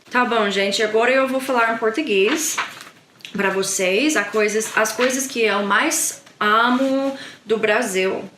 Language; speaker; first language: Portuguese; non-native, learner; English